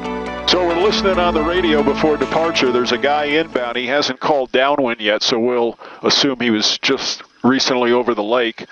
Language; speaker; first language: English; native; English